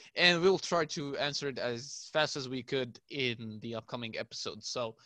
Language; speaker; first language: English; non-native, fluent; Arabic